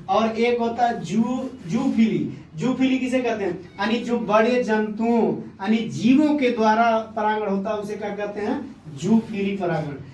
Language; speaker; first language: Hindi; native; Hindi